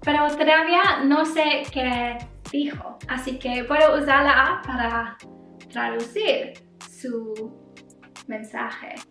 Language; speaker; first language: Spanish; non-native, learner; English